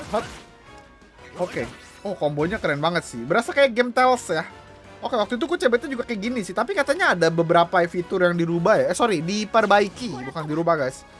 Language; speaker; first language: Indonesian; native; Indonesian